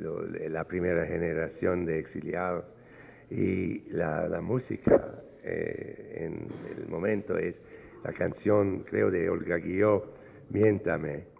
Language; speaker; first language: Spanish; non-native, fluent; English